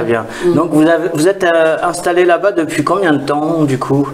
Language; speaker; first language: French; native; French